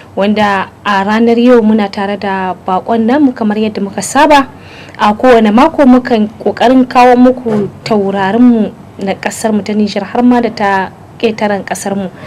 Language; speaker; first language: Hausa; native; Hausa